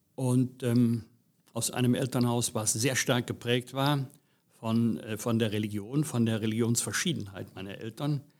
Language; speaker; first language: German; native; German